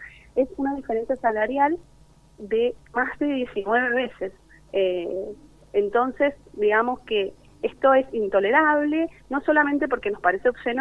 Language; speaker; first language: Spanish; native; Spanish